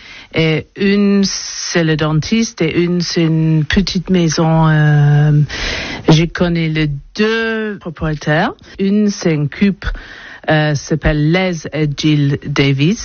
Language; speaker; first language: French; non-native, learner; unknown